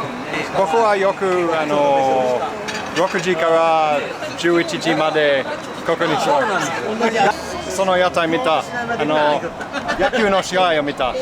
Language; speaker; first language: Japanese; non-native, learner; English